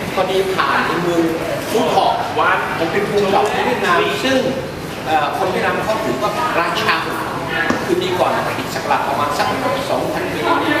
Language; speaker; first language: Thai; non-native, fluent; Vietnamese